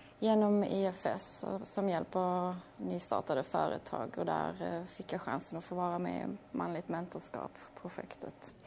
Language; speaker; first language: Swedish; early bilingual, other home language; Polish